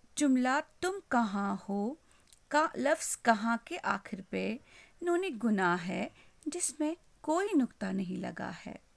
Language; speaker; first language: Urdu; non-native, local second language; Kashmiri